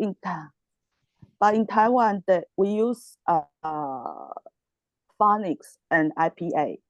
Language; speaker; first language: English; non-native, learner; Chinese